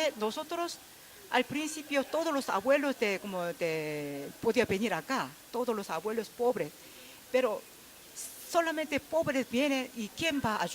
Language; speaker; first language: Spanish; non-native, fluent; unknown